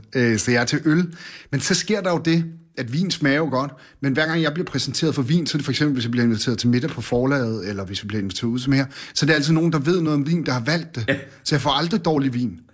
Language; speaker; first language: Danish; native; Danish